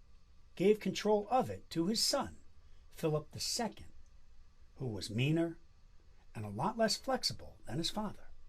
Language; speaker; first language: English; native; English